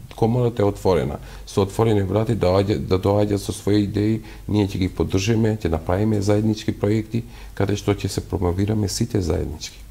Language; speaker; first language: Macedonian; non-native, local second language; Albanian